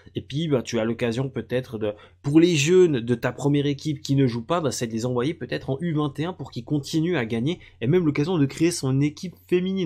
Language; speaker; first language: French; native; French